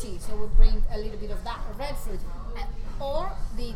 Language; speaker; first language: English; non-native, fluent; Italian